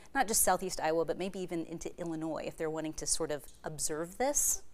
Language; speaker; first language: English; native; English